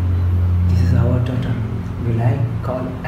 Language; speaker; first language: English; non-native, learner; Persian